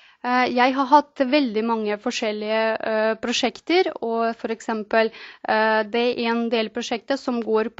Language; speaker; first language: Norwegian; non-native, fluent; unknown